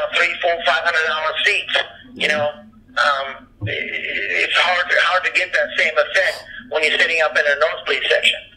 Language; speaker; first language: English; early bilingual, other home language; Japanese